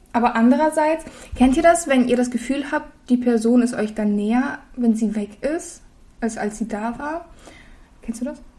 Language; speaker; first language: German; early bilingual, other home language; Russian